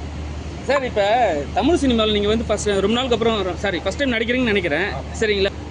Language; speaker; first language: Tamil; native; Tamil